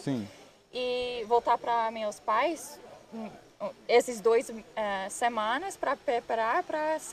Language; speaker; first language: Portuguese; non-native, learner; English